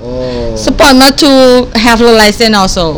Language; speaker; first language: English; non-native, learner; Thai